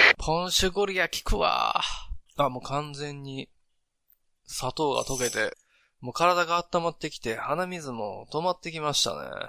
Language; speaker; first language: Japanese; native; Japanese